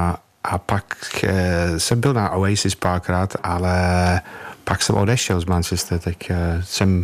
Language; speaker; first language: Czech; non-native, fluent; English